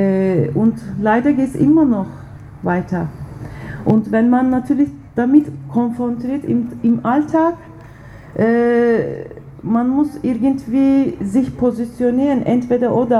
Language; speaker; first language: German; non-native, fluent; Turkish